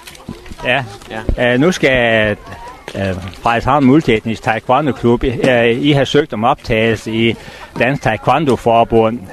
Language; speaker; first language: Danish; native; Danish